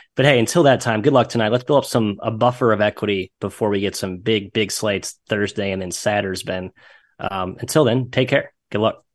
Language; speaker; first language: English; native; English